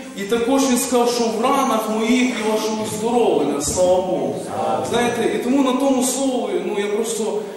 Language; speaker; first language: Ukrainian; native; Ukrainian